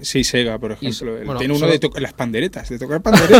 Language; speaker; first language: Spanish; native; Spanish